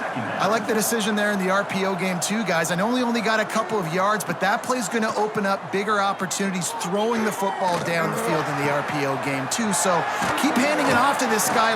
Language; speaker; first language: English; native; English